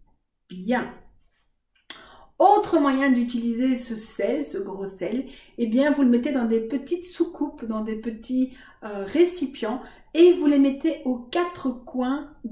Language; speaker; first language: French; native; French